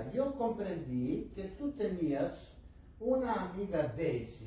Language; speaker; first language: Spanish; early bilingual, heritage; Ladino